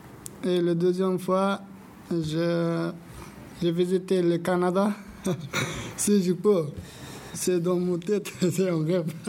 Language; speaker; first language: French; non-native, learner; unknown